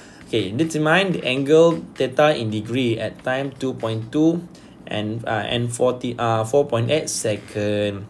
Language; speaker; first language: English; non-native, local second language; Malay